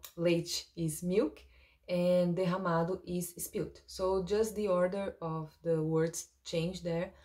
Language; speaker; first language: English; non-native, fluent; Portuguese